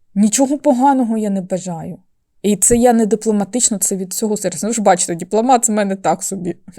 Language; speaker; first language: Ukrainian; native; Ukrainian